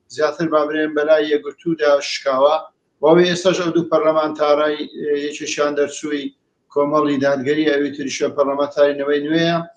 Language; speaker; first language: Central Kurdish; native; Central Kurdish